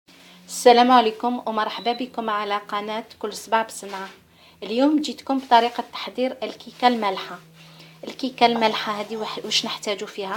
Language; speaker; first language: Arabic; native; Arabic